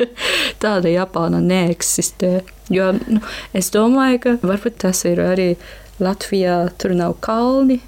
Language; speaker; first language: Latvian; non-native, learner; Japanese